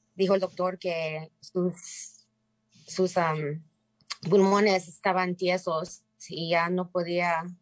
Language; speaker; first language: Spanish; native; Spanish